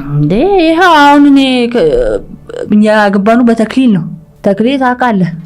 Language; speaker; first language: Amharic; early bilingual, other home language; English